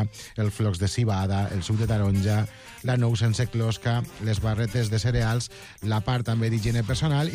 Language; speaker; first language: Catalan; native; Catalan